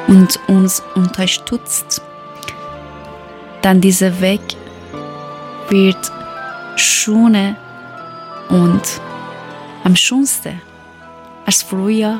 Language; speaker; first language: German; non-native, learner; Persian